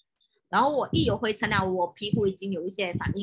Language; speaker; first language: Chinese; native; Chinese